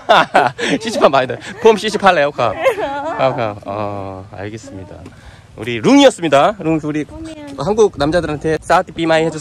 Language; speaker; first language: Korean; native; Korean